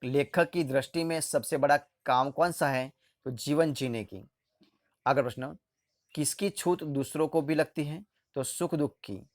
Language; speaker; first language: Hindi; non-native, local second language; Gujarati